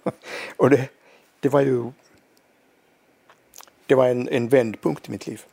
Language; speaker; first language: Swedish; non-native, local second language; Finnish